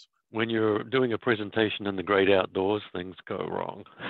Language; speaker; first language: English; native; English